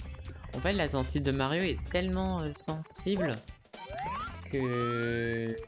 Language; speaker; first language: French; native; French